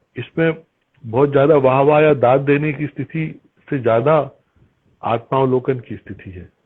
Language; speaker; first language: Hindi; native; Hindi